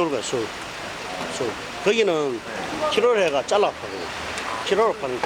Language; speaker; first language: Korean; native; Korean